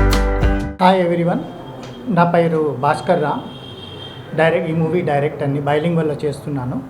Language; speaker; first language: Telugu; native; Telugu